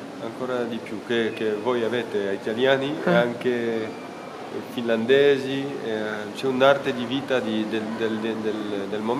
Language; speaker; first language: Italian; non-native, fluent; French